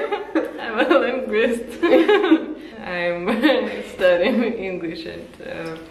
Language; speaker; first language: English; non-native, learner; Russian